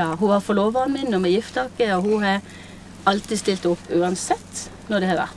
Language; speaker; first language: Norwegian; native; Norwegian